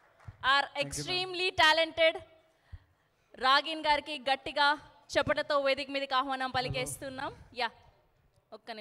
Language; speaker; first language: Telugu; native; Telugu